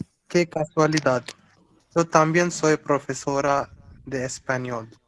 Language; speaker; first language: Spanish; non-native, learner; Hindi